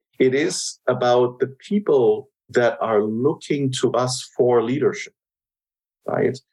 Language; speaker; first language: English; non-native, fluent; German